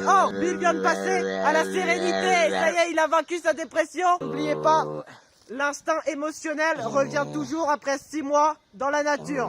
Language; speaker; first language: French; native; French